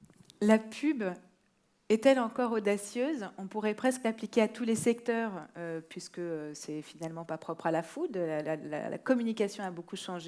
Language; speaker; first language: French; native; French